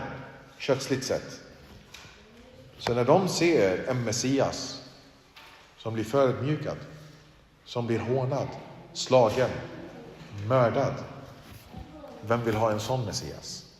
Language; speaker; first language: Swedish; early bilingual, other home language; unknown